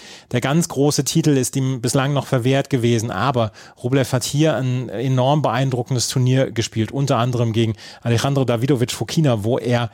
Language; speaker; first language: German; native; German